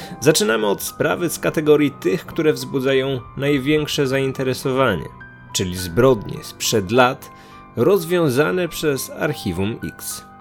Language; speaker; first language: Polish; native; Polish